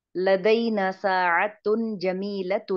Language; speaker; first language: Arabic; non-native, learner; Urdu